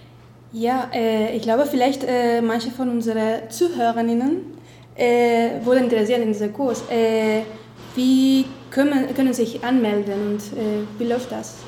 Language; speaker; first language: German; non-native, fluent; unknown